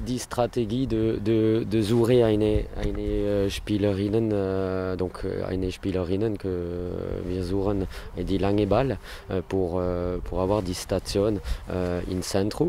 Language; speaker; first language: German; non-native, learner; French